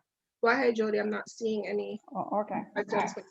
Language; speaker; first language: English; native; English